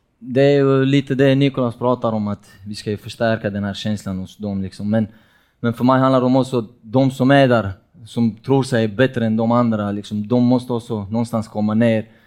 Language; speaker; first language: Swedish; non-native, fluent; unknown